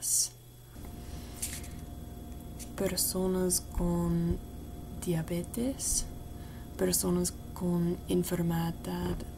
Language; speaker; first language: Spanish; non-native, learner; English